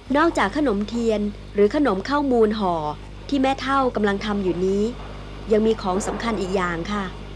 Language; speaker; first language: Thai; native; Thai